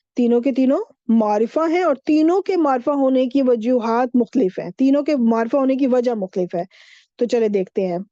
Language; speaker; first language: Urdu; native; Urdu